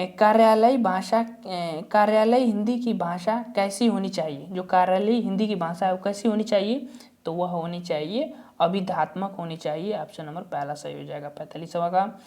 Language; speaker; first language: Hindi; native; Hindi